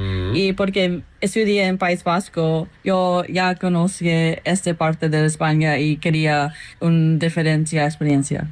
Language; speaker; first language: Spanish; non-native, learner; English